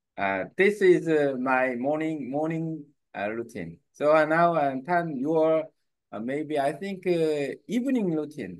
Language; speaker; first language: English; non-native, learner; Korean